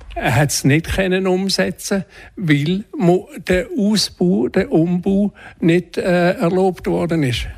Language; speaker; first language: Swiss German; native; Swiss German